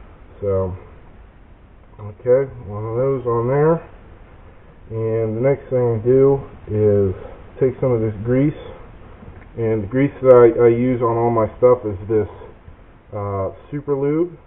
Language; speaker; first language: English; native; English